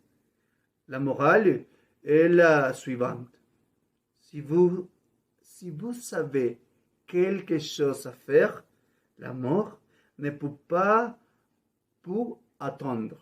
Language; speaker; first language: French; non-native, learner; Spanish